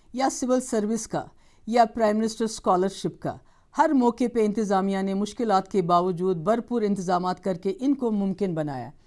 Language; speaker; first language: Hindi; non-native, local second language; Kashmiri